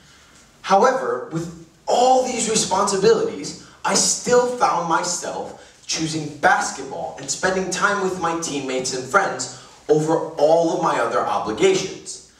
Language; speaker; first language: English; native; English